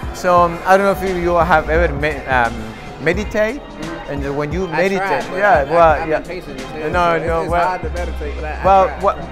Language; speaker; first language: English; non-native, fluent; Spanish